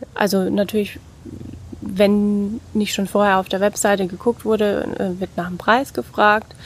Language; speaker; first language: German; native; German